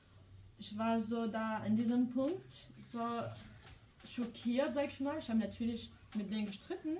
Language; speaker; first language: German; early bilingual, other home language; Kurdish